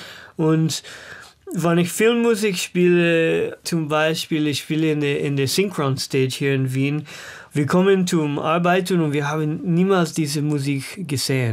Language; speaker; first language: German; non-native, learner; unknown